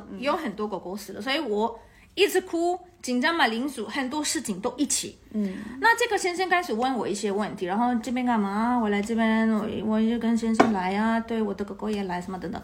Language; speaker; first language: Chinese; non-native, fluent; Spanish